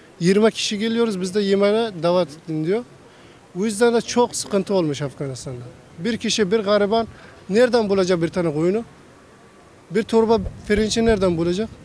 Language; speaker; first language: Turkish; non-native, learner; Persian